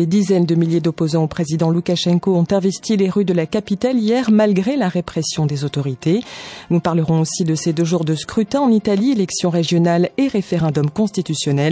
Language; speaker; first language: French; native; French